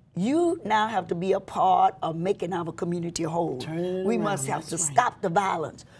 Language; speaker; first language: English; native; English